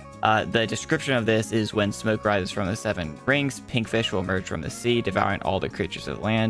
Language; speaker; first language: English; native; English